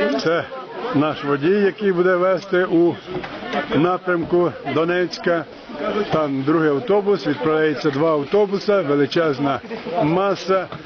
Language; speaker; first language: Ukrainian; native; Ukrainian